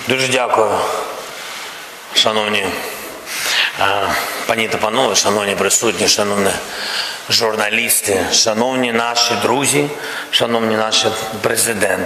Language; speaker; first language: Ukrainian; non-native, local second language; Russian